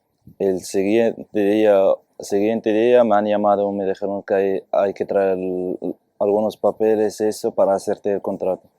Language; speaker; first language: Spanish; non-native, fluent; Arabic